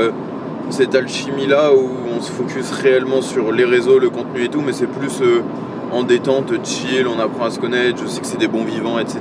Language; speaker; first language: French; native; French